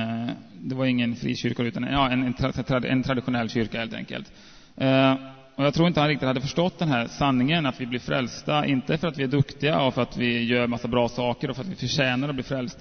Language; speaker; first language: Swedish; native; Swedish